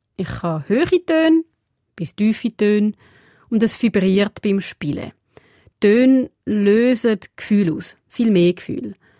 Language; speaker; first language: German; early bilingual, other home language; Portuguese